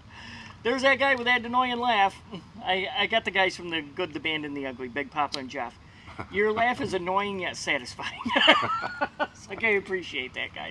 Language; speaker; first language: English; native; English